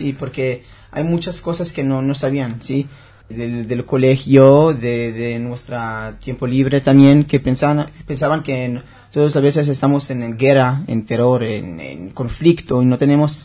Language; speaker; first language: Spanish; non-native, learner; Hebrew